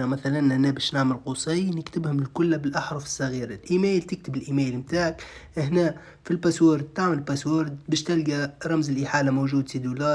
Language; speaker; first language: Arabic; native; Arabic